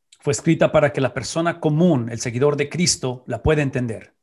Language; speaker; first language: Spanish; native; Spanish